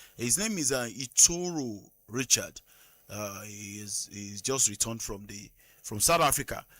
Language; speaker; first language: English; non-native, local second language; Yoruba